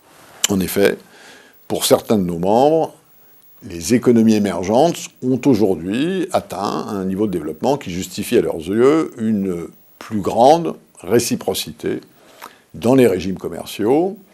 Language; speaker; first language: French; native; French